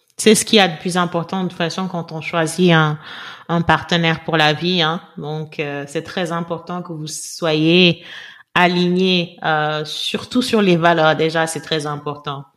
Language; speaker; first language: French; non-native, local second language; Wolof